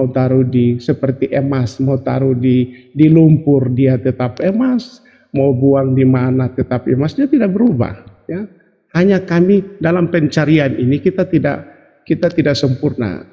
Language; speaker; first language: Indonesian; native; Indonesian